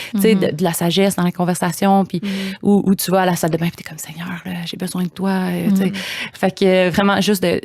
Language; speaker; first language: French; native; French